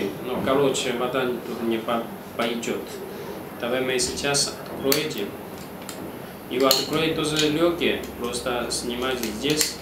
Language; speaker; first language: Russian; non-native, learner; Chinese